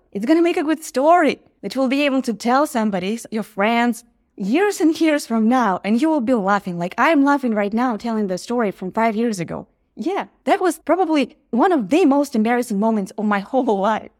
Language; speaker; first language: English; non-native, fluent; Ukrainian